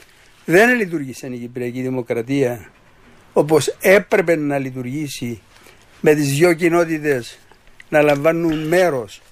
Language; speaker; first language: Greek; native; Greek